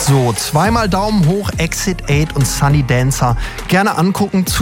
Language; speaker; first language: German; native; German